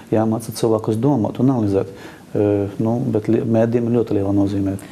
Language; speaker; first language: Latvian; native; Latvian